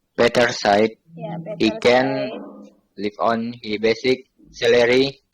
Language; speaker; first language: English; non-native, learner; Indonesian